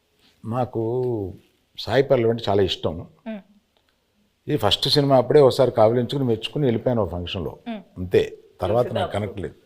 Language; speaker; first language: Telugu; native; Telugu